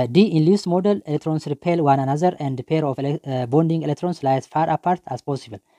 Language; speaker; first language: English; non-native, local second language; Amharic